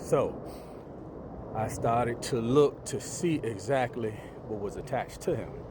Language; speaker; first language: English; native; English